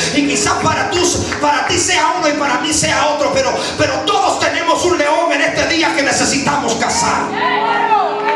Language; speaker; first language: Spanish; early bilingual, heritage; Spanish